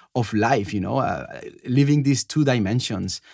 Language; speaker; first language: English; non-native, fluent; Spanish